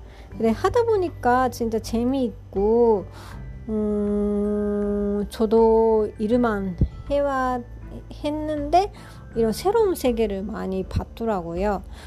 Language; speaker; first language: Korean; non-native, fluent; Japanese